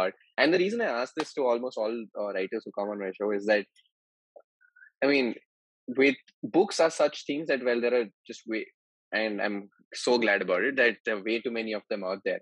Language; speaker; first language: English; non-native, local second language; Hindi